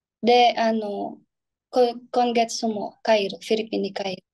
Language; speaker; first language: Japanese; non-native, learner; Filipino